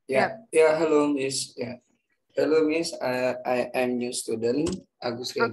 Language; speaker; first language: English; non-native, learner; Indonesian